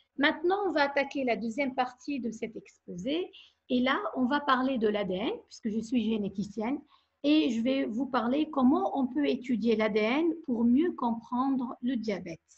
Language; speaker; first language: French; non-native, local second language; Arabic